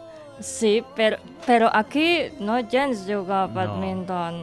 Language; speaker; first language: Catalan; non-native, learner; Indonesian